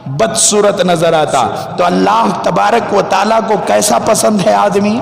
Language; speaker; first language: Urdu; native; Urdu